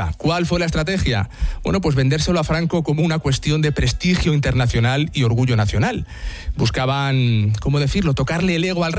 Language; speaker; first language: Spanish; native; Spanish